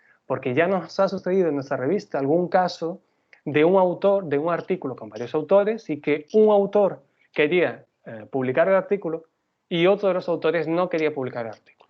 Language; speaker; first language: Spanish; native; Spanish